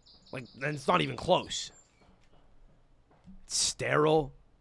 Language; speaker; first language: English; early bilingual, other home language; Italian